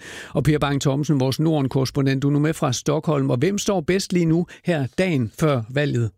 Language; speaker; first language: Danish; native; Danish